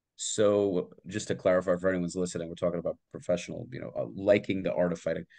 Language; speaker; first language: English; native; English